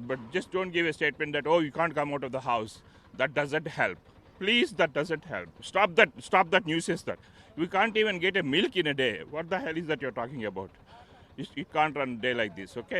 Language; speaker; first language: English; non-native, local second language; Telugu